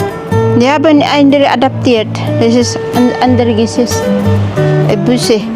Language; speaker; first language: German; non-native, learner; Filipino